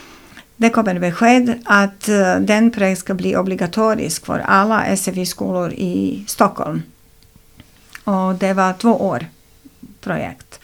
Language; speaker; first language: Swedish; non-native, fluent; Serbian